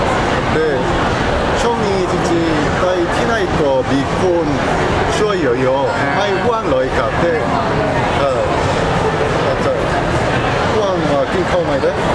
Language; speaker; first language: Thai; non-native, fluent; Korean